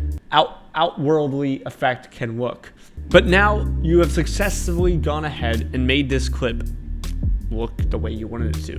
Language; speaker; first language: English; native; English